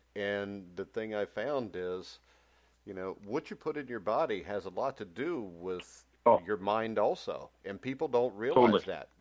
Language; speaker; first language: English; native; English